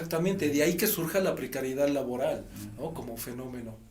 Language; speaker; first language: Spanish; native; Spanish